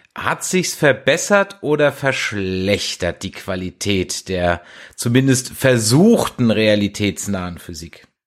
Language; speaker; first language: German; native; German